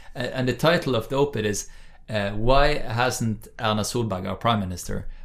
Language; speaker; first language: English; non-native, fluent; Norwegian